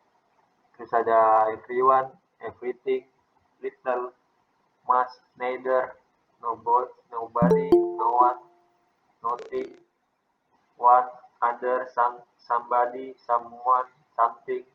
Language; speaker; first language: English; non-native, fluent; Indonesian